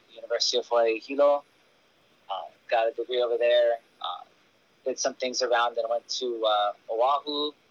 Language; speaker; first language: English; native; English